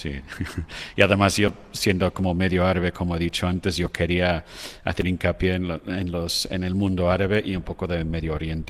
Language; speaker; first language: Spanish; non-native, fluent; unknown